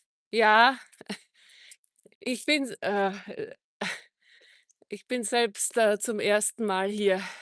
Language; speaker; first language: German; non-native, fluent; Czech